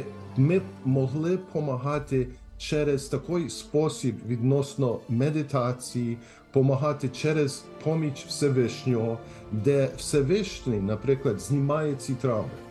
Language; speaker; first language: Ukrainian; early bilingual, heritage; Ukrainian